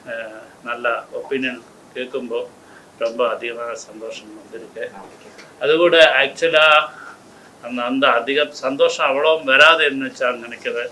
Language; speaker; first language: Tamil; non-native, learner; Malayalam